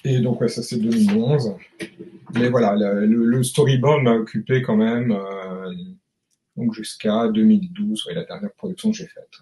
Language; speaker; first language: French; native; French